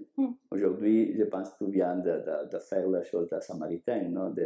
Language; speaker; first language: French; non-native, learner; Italian